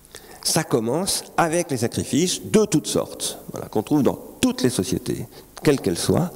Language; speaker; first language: French; native; French